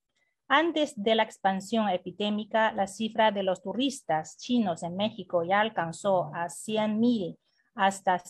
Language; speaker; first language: Spanish; non-native, fluent; Chinese